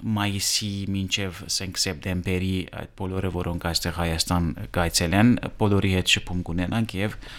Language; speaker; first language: Armenian; early bilingual, heritage; Armenian